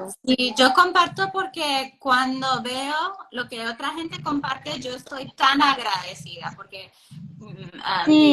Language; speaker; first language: Spanish; non-native, fluent; English